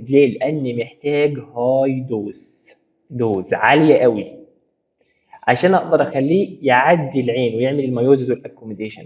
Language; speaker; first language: Arabic; native; Arabic